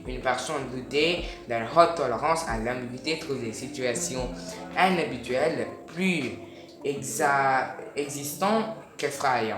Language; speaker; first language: French; non-native, learner; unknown